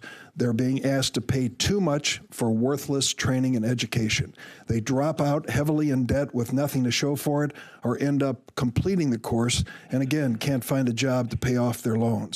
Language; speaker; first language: English; native; English